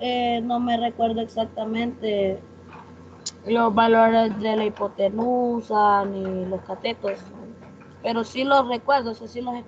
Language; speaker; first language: Spanish; native; Spanish